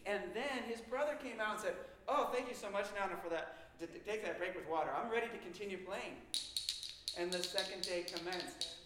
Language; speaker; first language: English; native; English